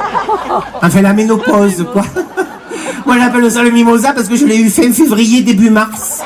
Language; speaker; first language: French; native; French